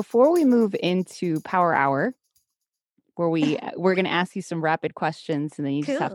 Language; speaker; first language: English; native; English